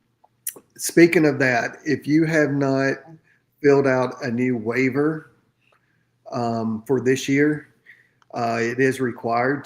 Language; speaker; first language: English; native; English